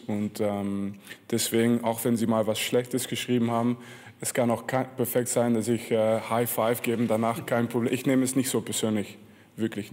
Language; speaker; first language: German; non-native, fluent; French